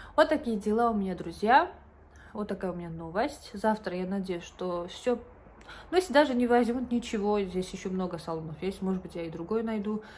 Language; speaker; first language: Russian; non-native, local second language; Georgian